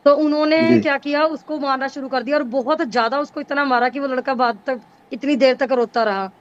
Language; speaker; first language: Hindi; non-native, local second language; Punjabi